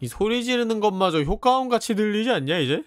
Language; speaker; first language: Korean; native; Korean